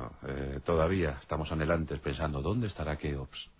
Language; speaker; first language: Spanish; native; Spanish